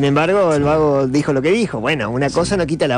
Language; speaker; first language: Spanish; native; Spanish